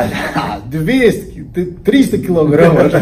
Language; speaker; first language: Russian; non-native, learner; Portuguese